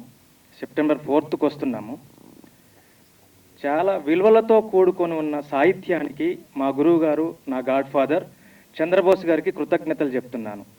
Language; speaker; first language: Telugu; native; Telugu